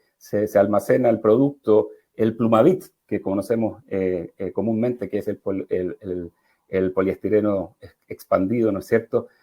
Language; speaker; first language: Spanish; native; Spanish